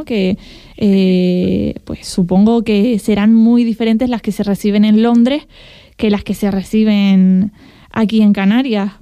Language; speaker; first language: Spanish; native; Spanish